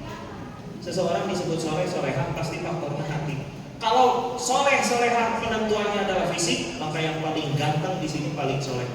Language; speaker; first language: Indonesian; non-native, local second language; Sundanese